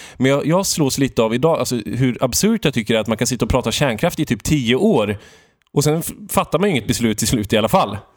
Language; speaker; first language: Swedish; native; Swedish